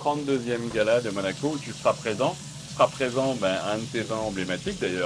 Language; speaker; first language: French; native; French